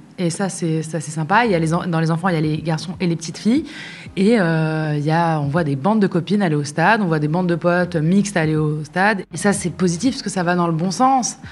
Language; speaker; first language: French; non-native, local second language; Arabic